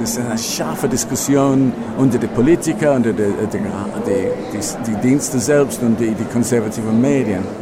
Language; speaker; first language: German; non-native, fluent; English